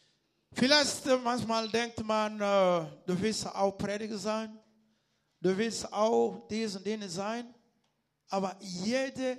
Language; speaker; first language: German; non-native, learner; Lingala